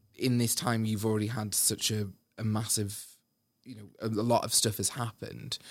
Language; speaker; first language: English; native; English